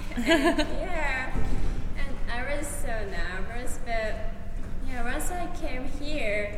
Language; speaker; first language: English; non-native, learner; Japanese